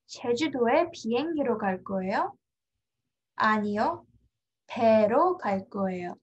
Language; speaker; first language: Korean; non-native, fluent; English